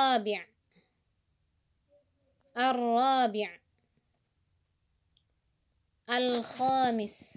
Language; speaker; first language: Arabic; non-native, fluent; Indonesian